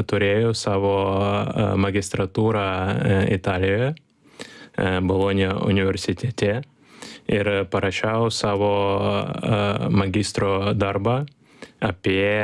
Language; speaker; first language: Lithuanian; non-native, learner; Ukrainian